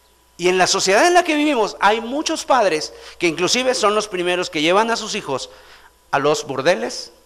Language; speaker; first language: Spanish; native; Spanish